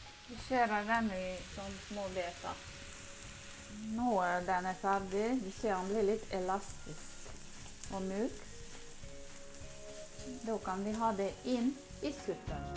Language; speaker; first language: Norwegian; non-native, learner; Ukrainian